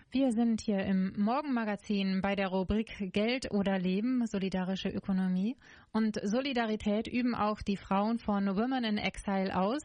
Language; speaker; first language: German; native; German